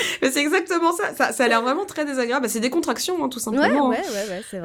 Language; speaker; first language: French; native; French